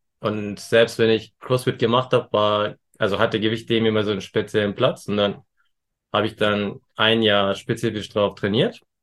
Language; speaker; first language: German; early bilingual, other home language; Turkish